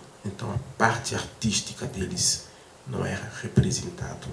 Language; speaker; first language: Portuguese; non-native, fluent; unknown